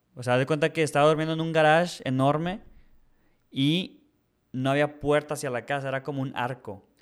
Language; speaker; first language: Spanish; early bilingual, heritage; Spanish